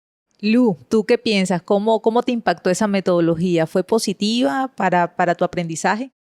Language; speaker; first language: Spanish; native; Spanish